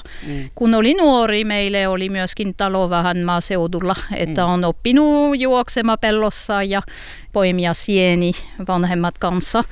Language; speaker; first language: Finnish; non-native, learner; French